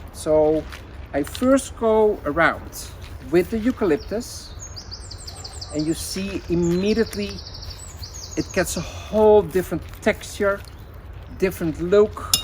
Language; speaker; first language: English; non-native, fluent; Dutch